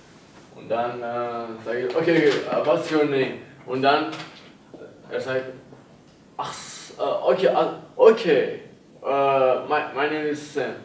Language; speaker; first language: German; non-native, learner; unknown